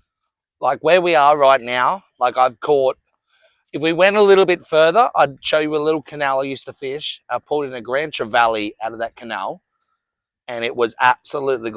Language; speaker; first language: English; native; English